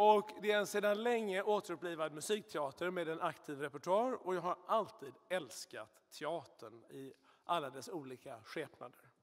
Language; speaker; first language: Swedish; native; Swedish